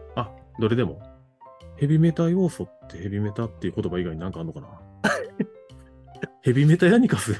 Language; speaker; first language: Japanese; native; Japanese